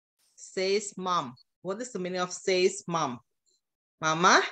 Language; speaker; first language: English; non-native, fluent; Indonesian